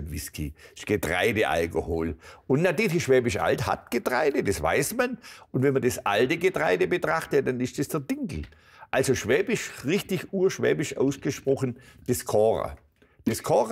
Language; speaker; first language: German; native; German